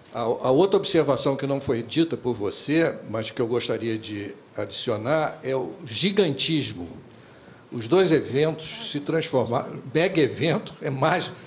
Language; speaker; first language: Portuguese; native; Portuguese